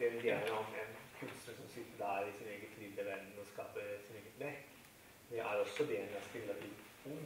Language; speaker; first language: Norwegian; non-native, fluent; Italian